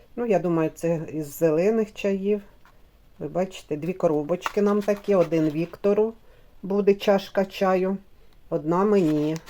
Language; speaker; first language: Ukrainian; non-native, local second language; Russian